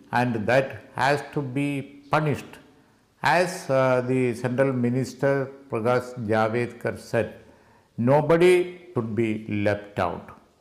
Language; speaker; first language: English; non-native, local second language; Malayalam